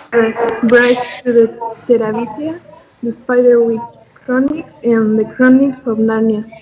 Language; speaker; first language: English; non-native, learner; Spanish